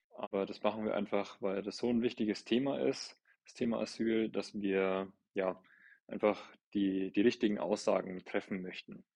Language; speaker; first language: German; native; German